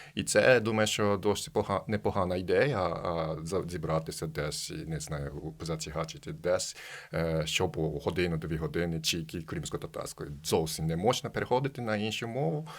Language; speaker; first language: Ukrainian; non-native, fluent; Japanese